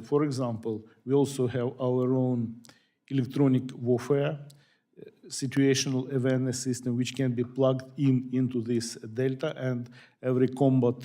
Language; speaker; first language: English; non-native, fluent; Ukrainian